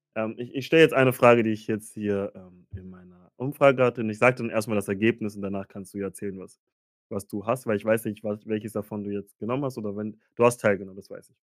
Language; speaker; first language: German; early bilingual, other home language; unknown